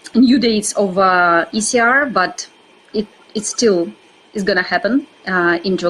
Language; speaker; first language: English; non-native, fluent; Russian